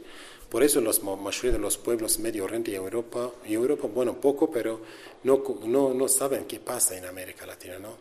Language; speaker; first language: Spanish; non-native, learner; Kurdish